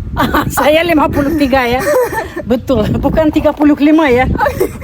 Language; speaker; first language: Indonesian; non-native, fluent; Russian